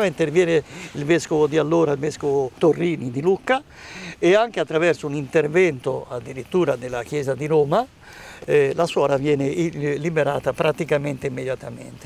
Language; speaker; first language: Italian; native; Italian